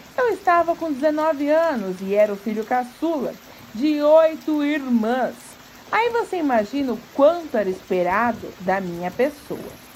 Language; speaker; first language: Portuguese; native; Portuguese